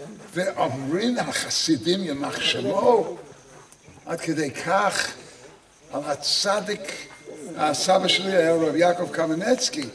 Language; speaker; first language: Hebrew; non-native, fluent; English